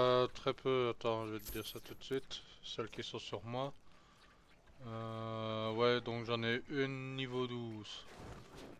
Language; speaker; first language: French; native; French